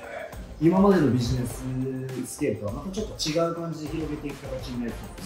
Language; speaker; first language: Japanese; native; Japanese